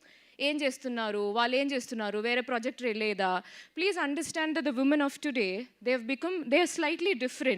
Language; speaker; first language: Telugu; non-native, learner; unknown